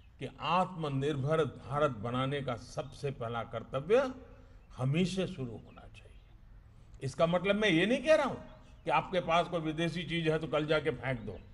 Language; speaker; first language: Hindi; non-native, local second language; Gujarati